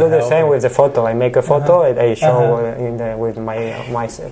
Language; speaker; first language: English; non-native, learner; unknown